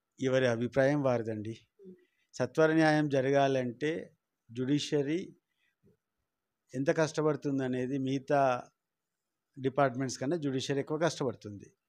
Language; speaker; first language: Telugu; native; Telugu